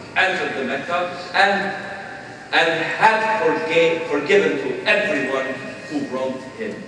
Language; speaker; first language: English; non-native, fluent; Albanian